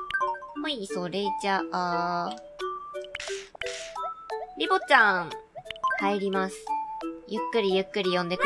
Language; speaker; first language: Japanese; native; Japanese